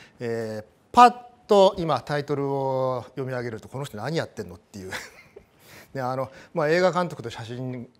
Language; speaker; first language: Japanese; native; Japanese